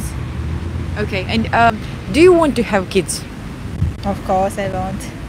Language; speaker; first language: English; non-native, learner; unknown